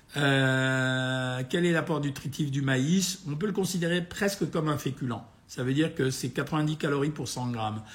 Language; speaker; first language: French; native; French